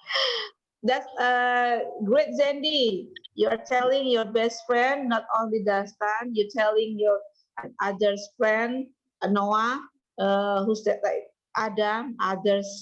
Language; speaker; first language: English; non-native, learner; Indonesian